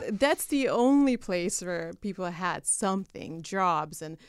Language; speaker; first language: English; non-native, fluent; Hungarian